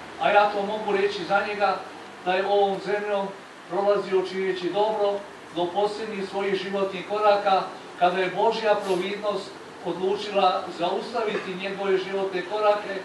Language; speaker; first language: Croatian; native; Croatian